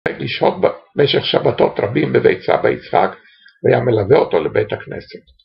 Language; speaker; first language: Hebrew; early bilingual, other home language; Romanian